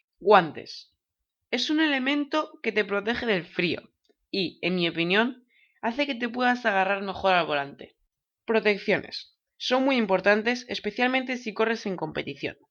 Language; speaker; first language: Spanish; native; Spanish